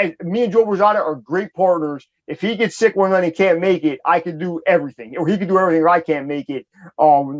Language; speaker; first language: English; native; English